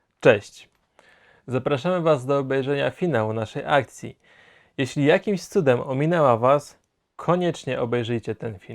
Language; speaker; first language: Polish; native; Polish